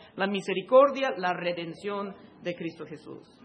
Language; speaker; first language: Spanish; non-native, fluent; English